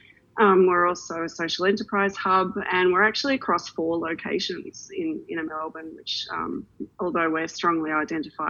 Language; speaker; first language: English; native; English